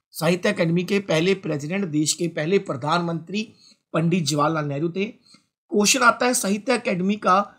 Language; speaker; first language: Hindi; non-native, local second language; Punjabi